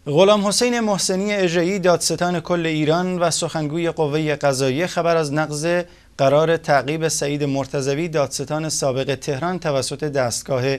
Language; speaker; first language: Persian; non-native, local second language; Central Kurdish